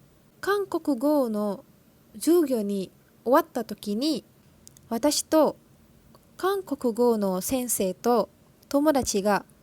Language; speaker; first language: Japanese; non-native, learner; Malay